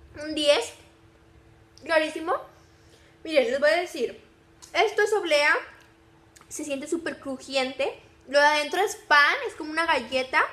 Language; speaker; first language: Spanish; native; Spanish